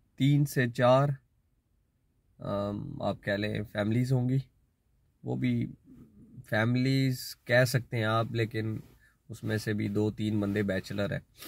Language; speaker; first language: Urdu; non-native, local second language; Punjabi